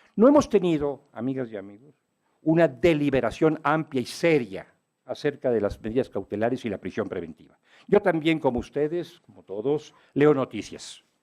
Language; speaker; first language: Spanish; native; Spanish